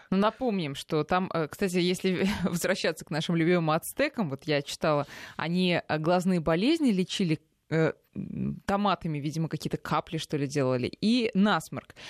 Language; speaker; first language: Russian; native; Russian